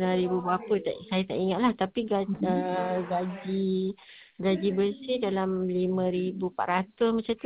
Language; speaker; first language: Malay; native; Malay